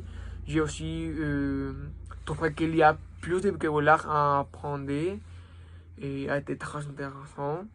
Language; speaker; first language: French; non-native, learner; Spanish